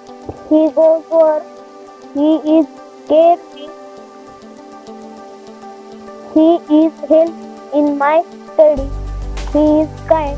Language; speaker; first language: English; non-native, learner; Marathi